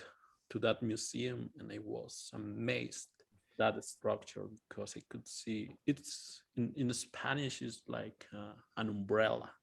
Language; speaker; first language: English; non-native, fluent; Spanish